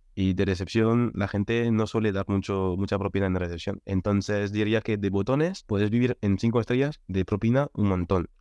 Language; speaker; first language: Spanish; non-native, fluent; French